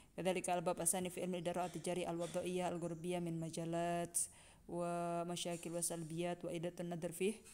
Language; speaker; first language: Arabic; non-native, fluent; Indonesian